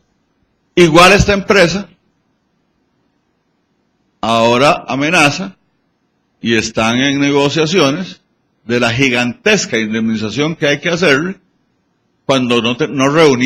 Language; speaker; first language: Spanish; native; Spanish